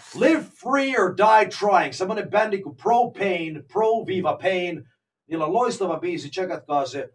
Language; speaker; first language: Finnish; early bilingual, heritage; Finnish